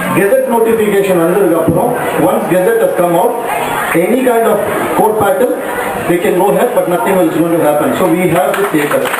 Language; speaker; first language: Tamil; non-native, local second language; Marwari